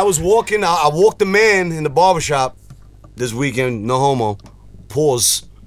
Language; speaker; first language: English; early bilingual, other home language; Spanish